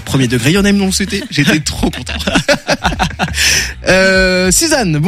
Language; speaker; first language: French; native; French